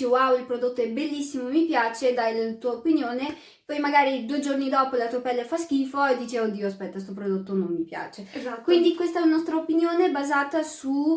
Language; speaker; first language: Italian; early bilingual, other home language; Arabic